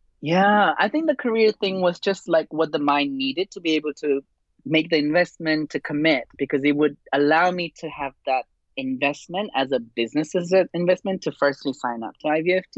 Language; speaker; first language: English; non-native, fluent; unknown